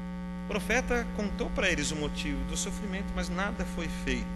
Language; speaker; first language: Portuguese; native; Portuguese